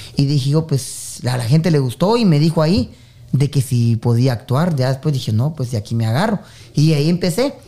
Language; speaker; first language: Spanish; native; Spanish